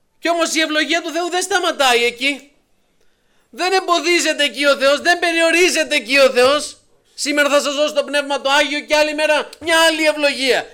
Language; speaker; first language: Greek; native; Greek